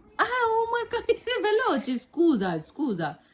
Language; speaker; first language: Italian; early bilingual, other home language; Bangla